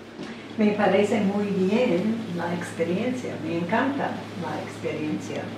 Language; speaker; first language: Spanish; non-native, fluent; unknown